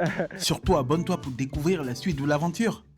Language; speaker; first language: French; native; French